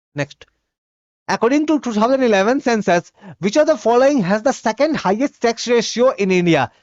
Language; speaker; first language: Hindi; non-native, local second language; Bhojpuri